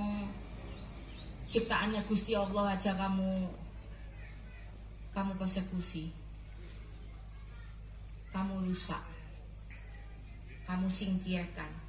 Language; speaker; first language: Indonesian; native; Indonesian